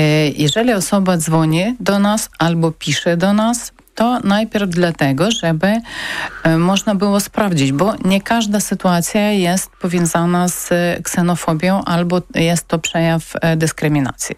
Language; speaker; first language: Polish; non-native, learner; Ukrainian